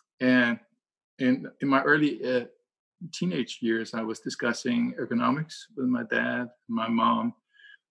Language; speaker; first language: English; non-native, fluent; Danish